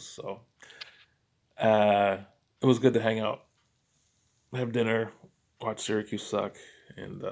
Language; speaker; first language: English; native; English